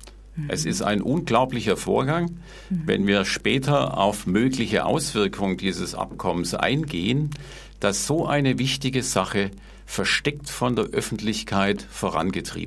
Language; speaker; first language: German; native; German